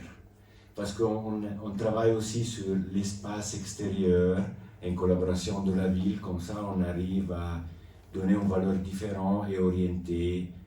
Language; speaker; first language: French; non-native, local second language; Italian